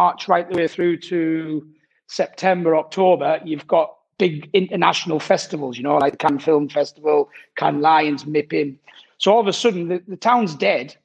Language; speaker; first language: English; native; English